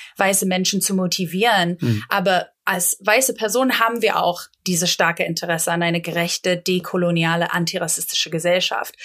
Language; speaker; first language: German; non-native, fluent; English